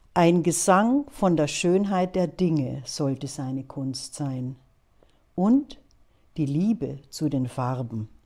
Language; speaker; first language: German; native; German